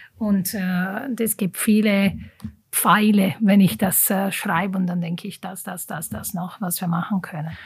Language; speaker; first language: German; non-native, fluent; Italian